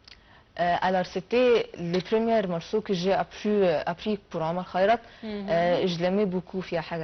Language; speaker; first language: French; non-native, fluent; Arabic